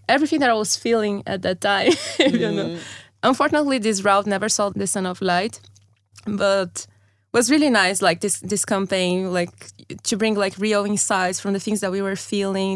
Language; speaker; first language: English; non-native, fluent; Portuguese